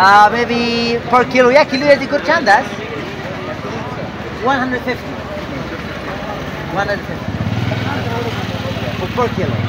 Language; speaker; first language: English; non-native, fluent; Persian